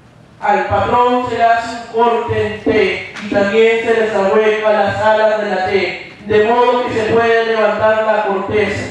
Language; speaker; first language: Spanish; native; Spanish